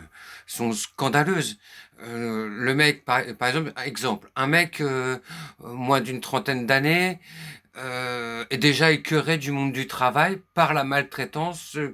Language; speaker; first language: French; native; French